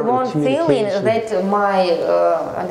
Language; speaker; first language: English; non-native, learner; Russian